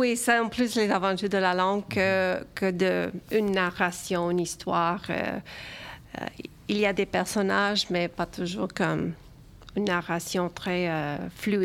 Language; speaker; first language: French; early bilingual, other home language; Romanian